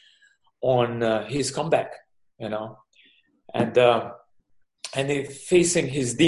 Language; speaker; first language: English; non-native, fluent; Russian